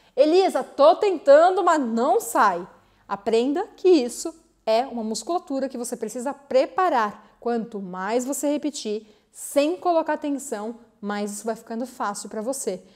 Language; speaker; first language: Portuguese; native; Portuguese